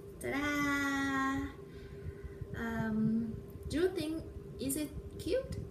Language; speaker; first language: English; non-native, learner; Vietnamese